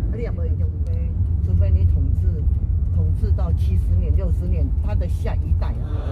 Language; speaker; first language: Chinese; native; Chinese